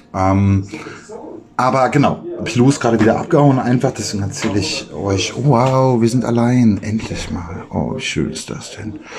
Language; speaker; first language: German; native; German